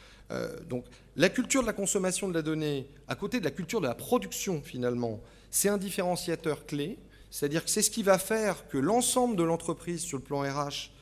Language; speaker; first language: French; native; French